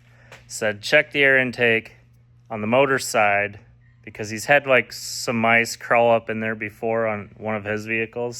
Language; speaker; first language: English; native; English